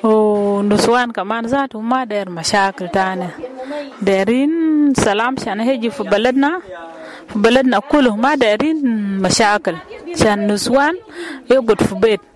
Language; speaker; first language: Arabic; non-native, local second language; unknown